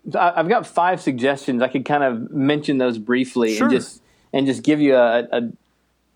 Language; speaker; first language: English; native; English